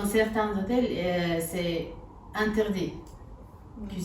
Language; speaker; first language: French; non-native, fluent; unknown